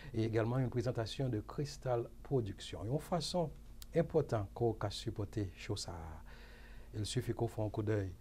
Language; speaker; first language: French; non-native, local second language; Haitian Creole